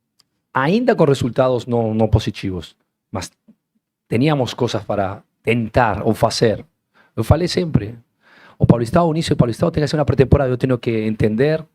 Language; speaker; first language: Portuguese; non-native, learner; Spanish